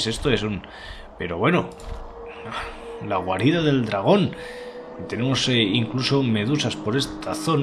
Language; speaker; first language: Spanish; native; Spanish